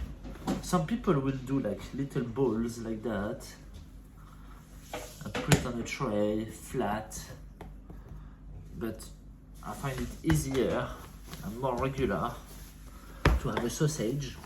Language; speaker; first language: English; non-native, fluent; French